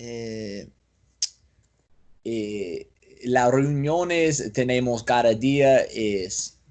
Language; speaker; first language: Spanish; non-native, learner; English